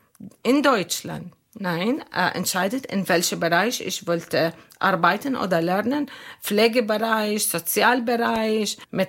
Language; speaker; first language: German; non-native, fluent; Arabic